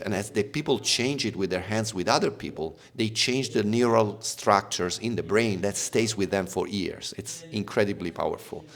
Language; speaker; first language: English; non-native, fluent; Italian